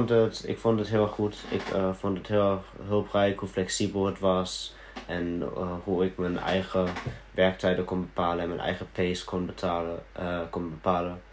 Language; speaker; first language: Dutch; early bilingual, heritage; Dutch